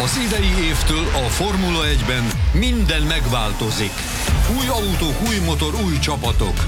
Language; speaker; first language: Hungarian; native; Hungarian